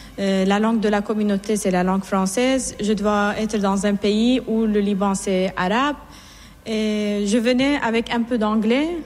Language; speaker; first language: French; non-native, fluent; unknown